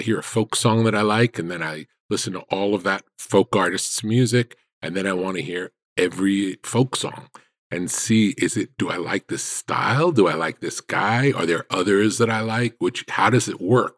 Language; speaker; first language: English; native; English